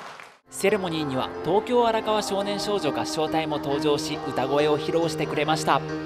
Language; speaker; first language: Japanese; native; Japanese